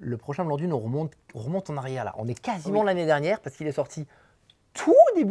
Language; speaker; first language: French; native; French